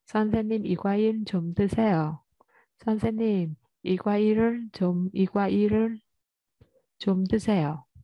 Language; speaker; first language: Korean; non-native, fluent; Vietnamese